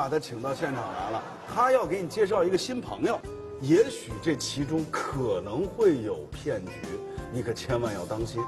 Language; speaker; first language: Chinese; native; Chinese